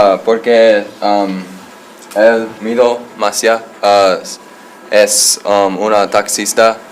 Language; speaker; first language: Spanish; non-native, learner; English